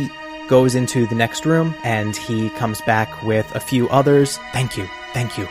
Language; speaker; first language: English; native; English